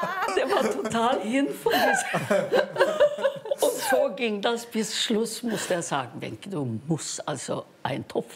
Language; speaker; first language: German; non-native, fluent; Norwegian